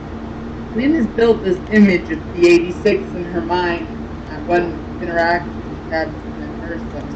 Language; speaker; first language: English; native; English